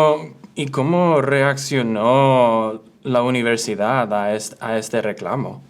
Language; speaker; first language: Spanish; early bilingual, other home language; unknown